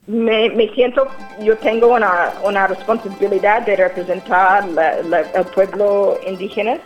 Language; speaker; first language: Spanish; non-native, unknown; English